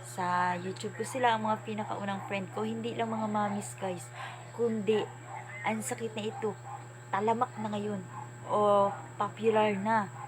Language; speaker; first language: Filipino; native; Filipino